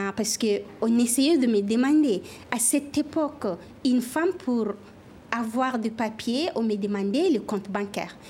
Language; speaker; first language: French; non-native, local second language; Fula